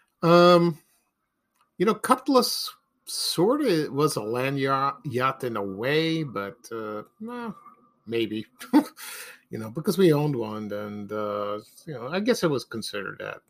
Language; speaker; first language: English; native; English